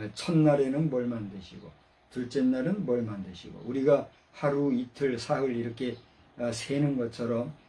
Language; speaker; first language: Korean; native; Korean